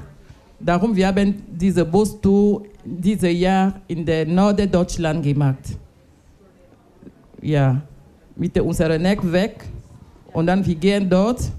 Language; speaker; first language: German; non-native, learner; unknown